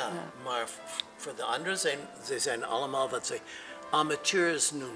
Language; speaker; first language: Dutch; non-native, fluent; English